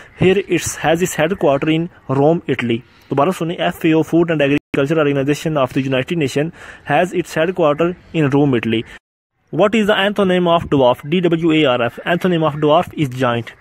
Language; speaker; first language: English; non-native, local second language; Urdu